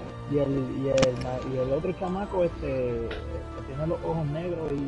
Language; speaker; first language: Spanish; native; Spanish